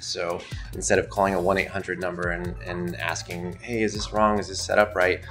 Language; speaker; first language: English; native; English